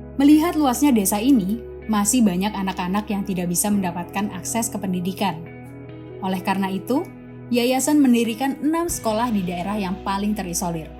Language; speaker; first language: Indonesian; native; Indonesian